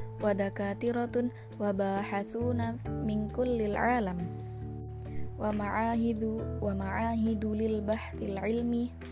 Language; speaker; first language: Arabic; non-native, learner; Indonesian